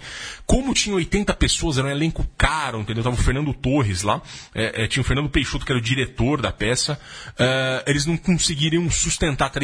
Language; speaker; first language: Portuguese; native; Portuguese